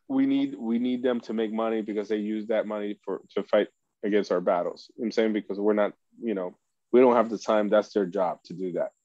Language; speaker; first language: English; early bilingual, other home language; Spanish